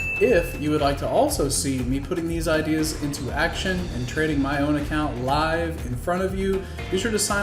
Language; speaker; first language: English; native; English